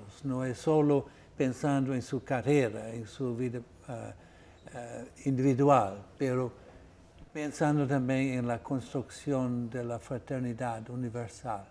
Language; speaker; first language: Spanish; non-native, fluent; Portuguese